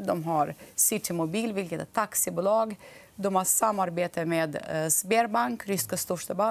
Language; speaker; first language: Swedish; non-native, fluent; Russian